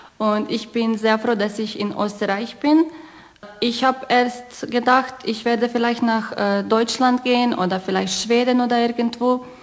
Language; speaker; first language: German; non-native, fluent; Croatian